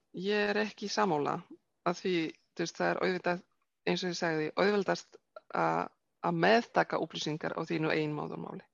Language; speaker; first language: Icelandic; non-native, fluent; Polish